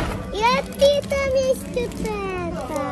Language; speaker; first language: Russian; early bilingual, heritage; Russian